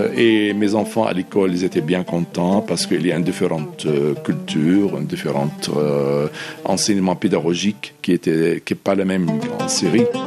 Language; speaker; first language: French; non-native, fluent; Arabic